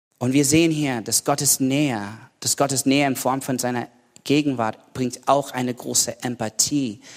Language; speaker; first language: German; non-native, learner; English